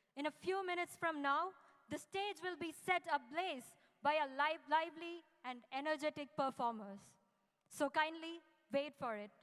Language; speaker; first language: English; non-native, local second language; Malayalam